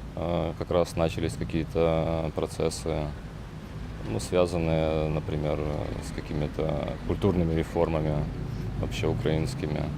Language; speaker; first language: Russian; native; Russian